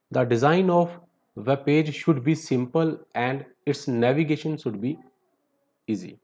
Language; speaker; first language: English; non-native, local second language; Punjabi